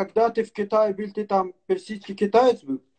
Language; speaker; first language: Russian; native; Russian